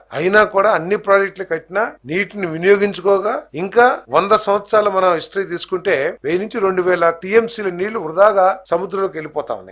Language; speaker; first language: Telugu; native; Telugu